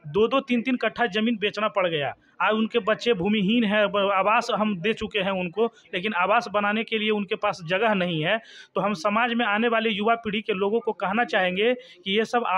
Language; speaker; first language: Hindi; native; Hindi